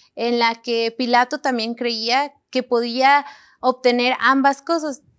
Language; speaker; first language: Spanish; native; Spanish